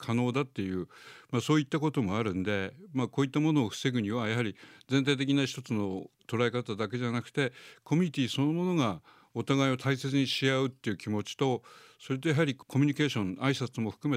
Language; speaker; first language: Japanese; native; Japanese